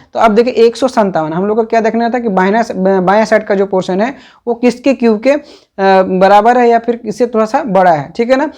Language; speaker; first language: Hindi; native; Hindi